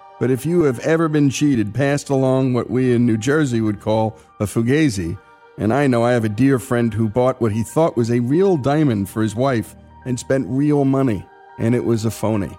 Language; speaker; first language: English; native; English